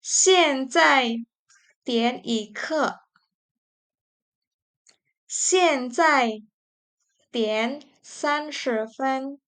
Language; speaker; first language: Chinese; non-native, fluent; Indonesian